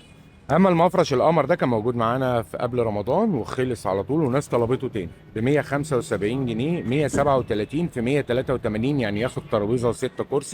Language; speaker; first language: Arabic; native; Arabic